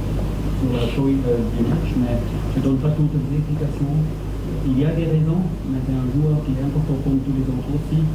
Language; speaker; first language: French; non-native, fluent; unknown